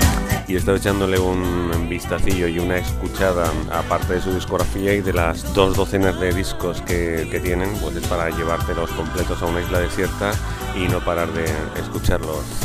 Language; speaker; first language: Spanish; native; Spanish